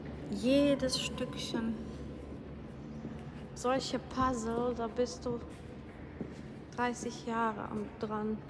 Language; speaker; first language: German; non-native, learner; Ukrainian